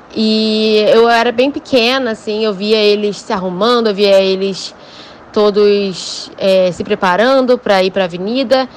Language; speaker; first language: Portuguese; native; Portuguese